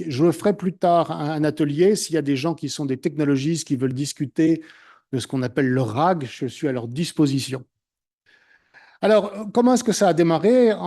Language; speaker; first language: French; native; French